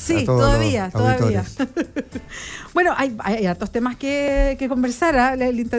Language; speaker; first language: Spanish; native; Spanish